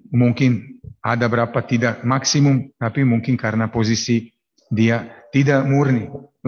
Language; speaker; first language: Indonesian; non-native, fluent; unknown